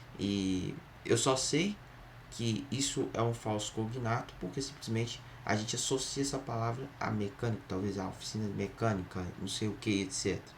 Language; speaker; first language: Portuguese; native; Portuguese